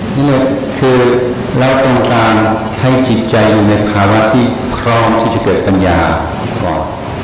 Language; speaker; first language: Thai; non-native, fluent; English